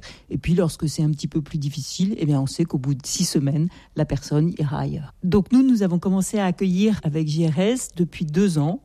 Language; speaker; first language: French; native; French